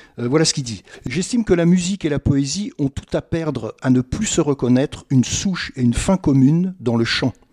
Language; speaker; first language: French; native; French